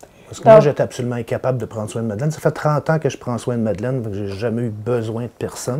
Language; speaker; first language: French; native; French